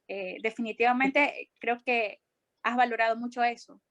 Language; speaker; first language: Spanish; native; Spanish